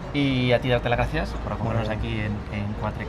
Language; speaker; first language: Spanish; native; Spanish